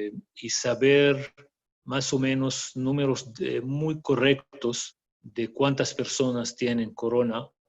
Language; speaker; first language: Spanish; non-native, fluent; Arabic